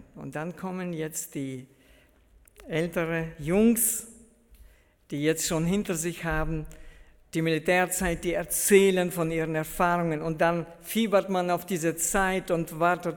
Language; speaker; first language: German; early bilingual, heritage; German